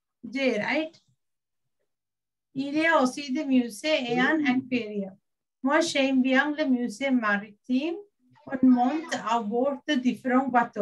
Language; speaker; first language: French; non-native, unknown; Sinhala